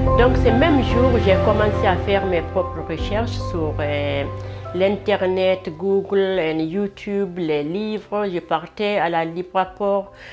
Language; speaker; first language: French; non-native, local second language; Fula